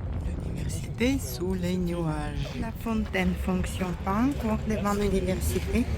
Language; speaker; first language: French; non-native, fluent; Russian